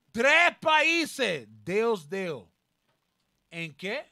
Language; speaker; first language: Portuguese; non-native, learner; Spanish